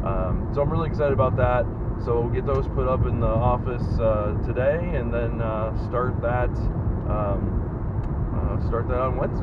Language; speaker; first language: English; native; English